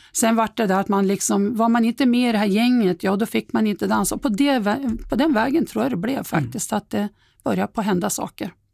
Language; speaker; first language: Swedish; native; Swedish